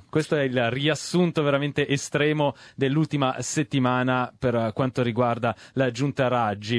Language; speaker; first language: Italian; native; Italian